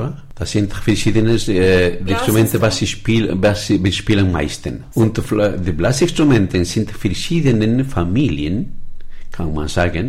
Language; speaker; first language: German; non-native, learner; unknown